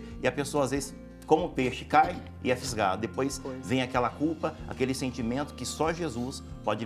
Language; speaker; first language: Portuguese; native; Portuguese